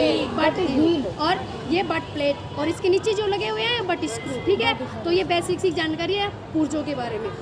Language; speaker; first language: Hindi; native; Hindi